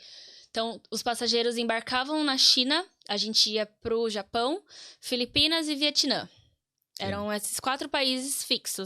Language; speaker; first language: Portuguese; native; Portuguese